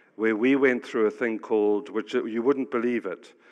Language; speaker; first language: English; native; English